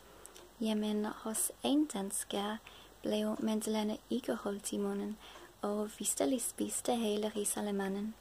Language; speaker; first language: Danish; non-native, learner; English